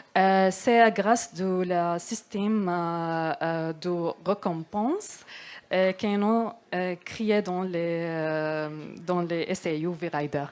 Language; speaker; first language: French; non-native, learner; Arabic